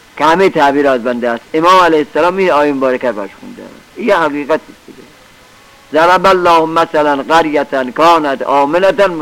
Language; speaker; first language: Persian; native; Persian